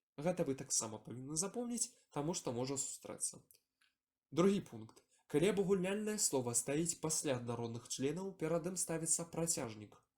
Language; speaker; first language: Belarusian; non-native, local second language; Russian